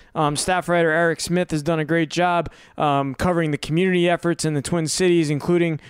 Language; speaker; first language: English; native; English